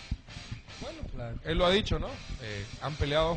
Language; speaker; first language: Spanish; native; Spanish